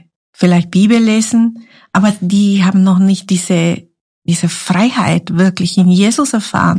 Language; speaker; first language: German; non-native, fluent; Spanish